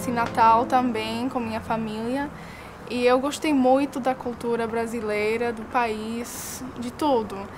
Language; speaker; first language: Portuguese; non-native, fluent; Spanish